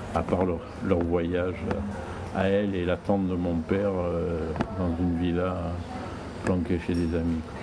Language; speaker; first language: French; native; French